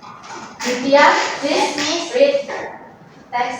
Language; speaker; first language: English; non-native, learner; Indonesian